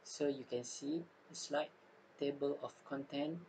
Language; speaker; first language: English; non-native, local second language; Malay